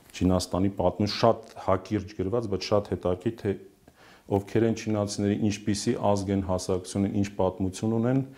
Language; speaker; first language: Armenian; native; Armenian